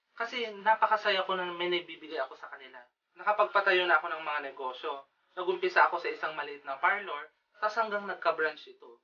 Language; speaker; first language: Filipino; non-native, local second language; Iloko